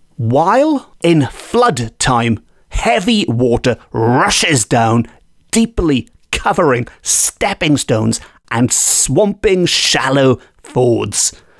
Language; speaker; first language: English; native; English